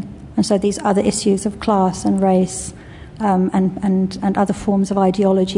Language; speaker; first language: English; native; English